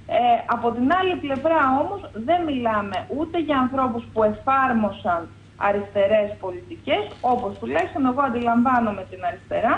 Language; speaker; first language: Greek; native; Greek